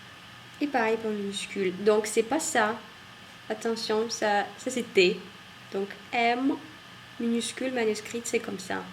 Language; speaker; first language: French; non-native, fluent; Russian